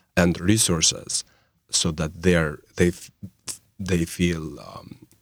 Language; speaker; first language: English; non-native, fluent; Albanian